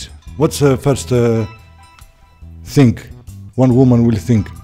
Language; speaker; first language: English; non-native, learner; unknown